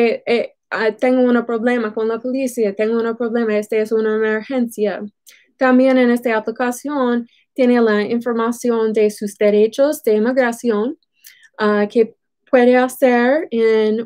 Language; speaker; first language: Spanish; non-native, fluent; English